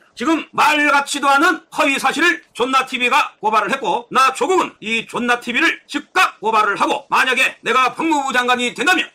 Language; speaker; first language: Korean; native; Korean